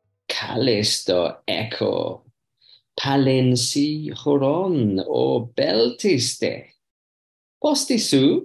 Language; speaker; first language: Greek; non-native, learner; English